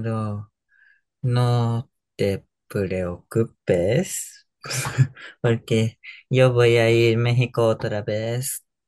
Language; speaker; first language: Spanish; non-native, learner; Japanese